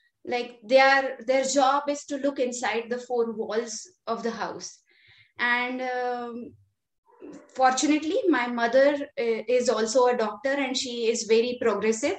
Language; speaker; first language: English; non-native, local second language; Marathi